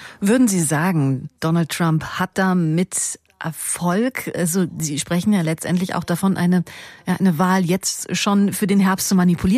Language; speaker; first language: German; native; German